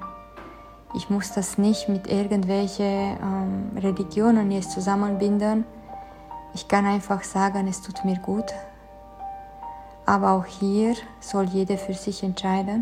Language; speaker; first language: German; non-native, fluent; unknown